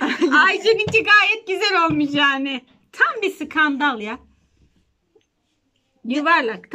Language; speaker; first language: Turkish; native; Turkish